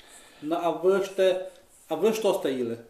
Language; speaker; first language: Polish; non-native, local second language; Rusyn